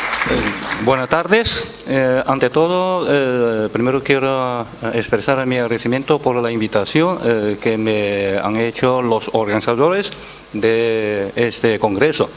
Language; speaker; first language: Spanish; non-native, fluent; Chinese